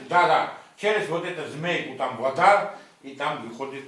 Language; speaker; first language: Russian; non-native, fluent; Georgian